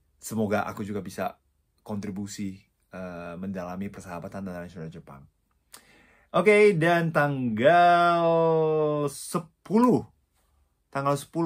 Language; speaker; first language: Indonesian; non-native, fluent; Japanese